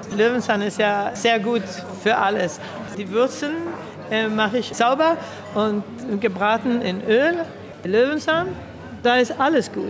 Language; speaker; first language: German; early bilingual, heritage; German